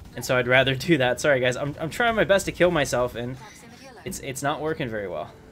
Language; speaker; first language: English; native; English